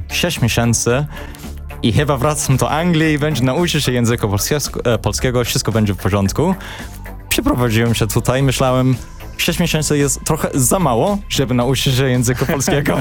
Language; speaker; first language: Polish; early bilingual, heritage; English